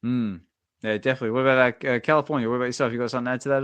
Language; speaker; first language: English; native; English